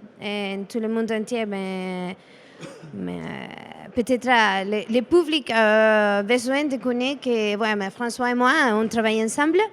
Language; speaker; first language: French; non-native, learner; Spanish